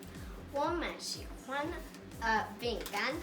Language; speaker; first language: Chinese; non-native, learner; English